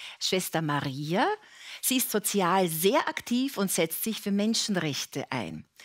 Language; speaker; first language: German; native; German